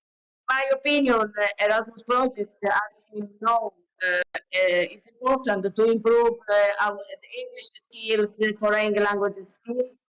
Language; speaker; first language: English; non-native, learner; Italian